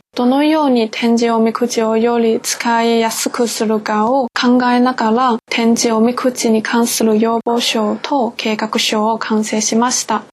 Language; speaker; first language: Japanese; non-native, fluent; Chinese